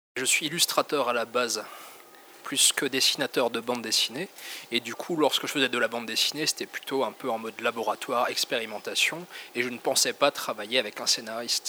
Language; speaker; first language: French; native; French